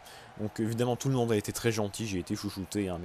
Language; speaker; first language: French; native; French